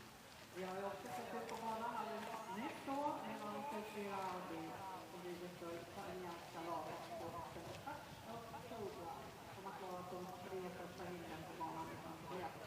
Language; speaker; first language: Swedish; native; Swedish